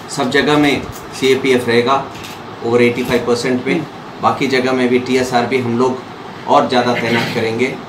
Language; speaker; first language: Hindi; non-native, local second language; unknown